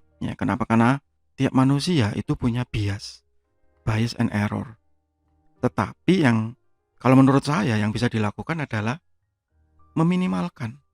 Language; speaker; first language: Indonesian; native; Indonesian